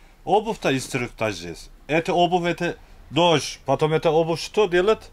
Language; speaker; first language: Russian; non-native, learner; Turkish